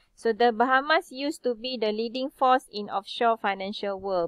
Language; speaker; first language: English; non-native, local second language; Malay